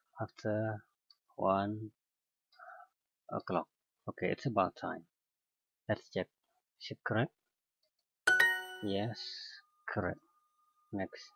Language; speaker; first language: English; non-native, learner; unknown